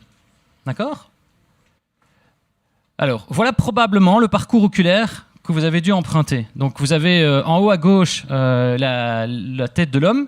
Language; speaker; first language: French; native; French